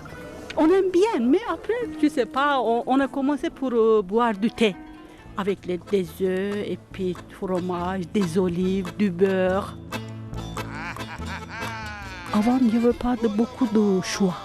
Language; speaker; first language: French; non-native, learner; Turkish